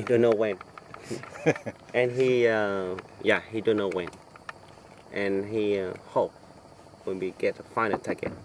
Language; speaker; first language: English; non-native, learner; Vietnamese